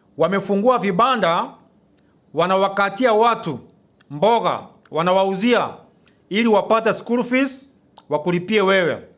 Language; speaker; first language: Swahili; non-native, local second language; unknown